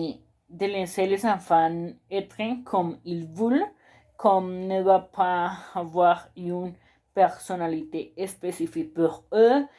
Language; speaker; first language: French; non-native, learner; Spanish